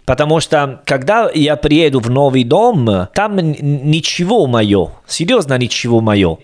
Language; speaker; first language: Russian; non-native, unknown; Italian